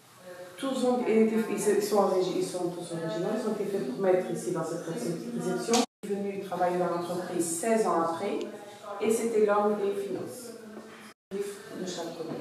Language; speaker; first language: French; non-native, fluent; Portuguese